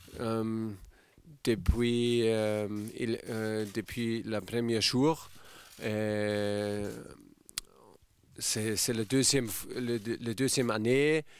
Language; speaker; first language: French; non-native, fluent; German